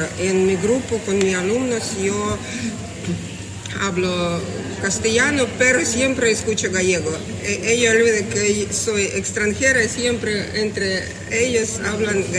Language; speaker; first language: Spanish; non-native, learner; Russian